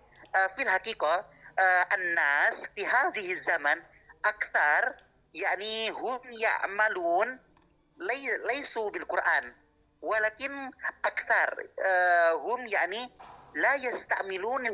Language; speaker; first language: Arabic; non-native, learner; Indonesian